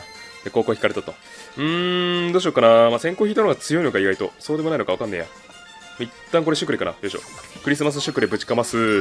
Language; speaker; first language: Japanese; native; Japanese